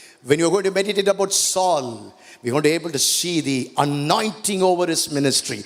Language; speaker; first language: English; non-native, local second language; Tamil